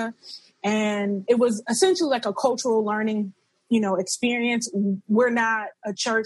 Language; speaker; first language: English; native; English